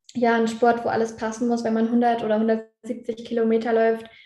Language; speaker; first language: German; native; German